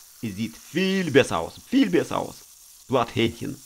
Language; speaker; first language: German; non-native, learner; Russian